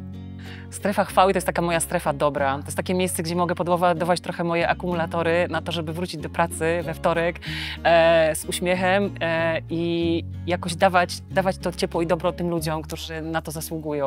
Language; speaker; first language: Polish; native; Polish